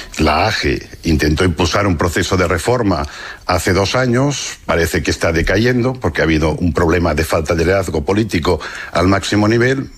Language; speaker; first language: Spanish; non-native, local second language; Catalan